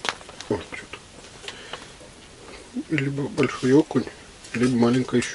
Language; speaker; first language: Russian; native; Russian